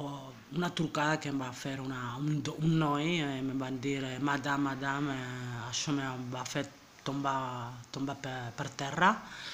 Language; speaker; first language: Catalan; non-native, learner; French